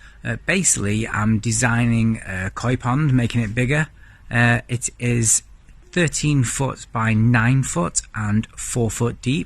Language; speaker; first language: English; native; English